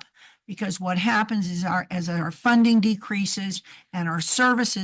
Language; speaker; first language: English; native; English